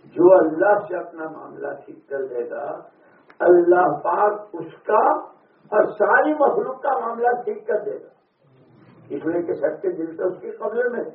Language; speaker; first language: Urdu; non-native, local second language; Gujarati